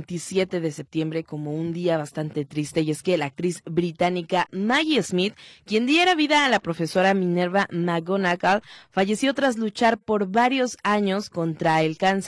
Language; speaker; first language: Spanish; native; Spanish